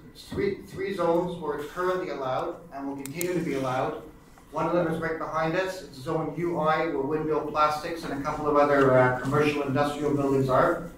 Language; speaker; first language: English; native; English